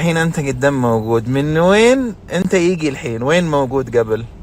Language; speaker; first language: Arabic; native; Arabic